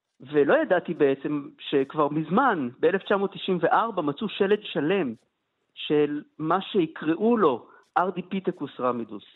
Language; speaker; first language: Hebrew; native; Hebrew